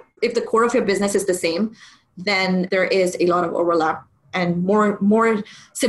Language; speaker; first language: English; non-native, local second language; Urdu